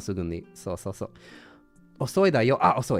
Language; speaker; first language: Japanese; non-native, learner; English